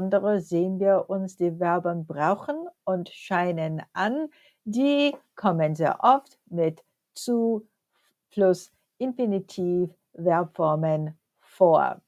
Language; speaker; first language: German; non-native, fluent; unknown